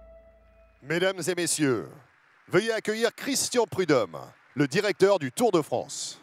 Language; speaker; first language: French; native; French